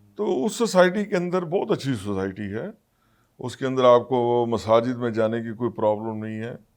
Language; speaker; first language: Urdu; non-native, local second language; Punjabi